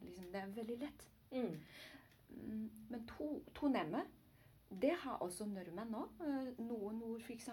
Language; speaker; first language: Norwegian; non-native, learner; Chinese